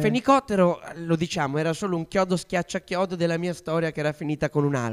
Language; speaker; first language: Italian; native; Italian